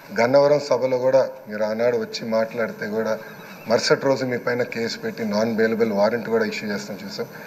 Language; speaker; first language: Telugu; native; Telugu